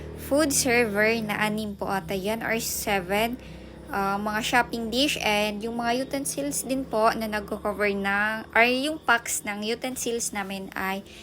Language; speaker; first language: Filipino; non-native, local second language; Bikol